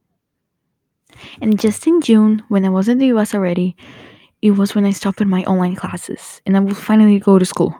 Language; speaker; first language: English; early bilingual, other home language; Portuguese